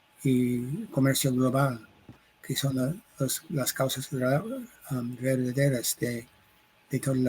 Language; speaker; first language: Spanish; non-native, fluent; English